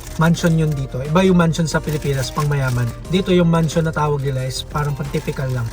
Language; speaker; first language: Filipino; native; Filipino